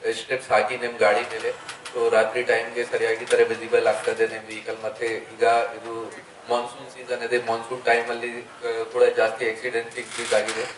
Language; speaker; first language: Kannada; non-native, learner; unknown